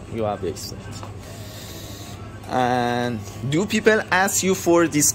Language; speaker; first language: English; non-native, learner; Persian